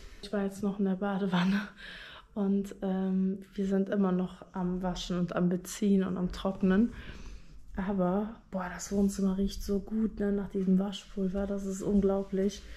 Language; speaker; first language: German; native; German